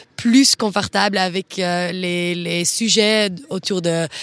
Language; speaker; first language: French; non-native, fluent; Dutch